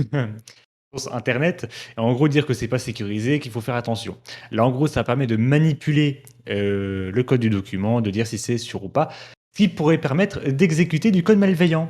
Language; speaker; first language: French; native; French